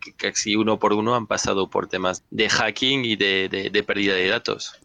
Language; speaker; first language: Spanish; non-native, fluent; French